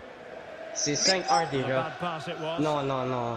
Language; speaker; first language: French; native; French